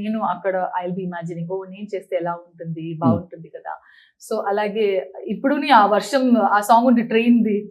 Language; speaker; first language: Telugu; non-native, local second language; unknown